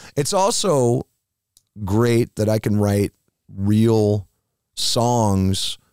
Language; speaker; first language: English; native; English